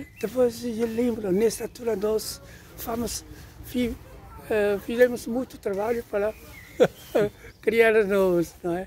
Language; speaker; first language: Portuguese; non-native, learner; Chinese